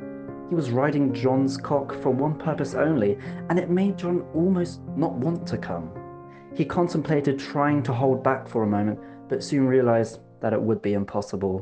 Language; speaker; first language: English; native; English